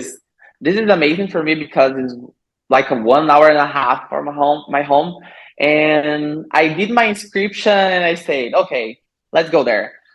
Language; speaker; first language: English; non-native, learner; Portuguese